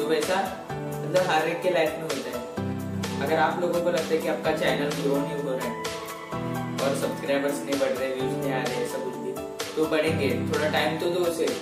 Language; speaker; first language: Hindi; non-native, local second language; Marathi